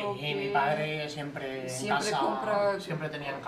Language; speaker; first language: Spanish; native; Spanish